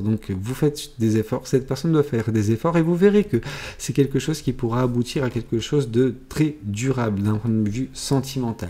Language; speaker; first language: French; native; French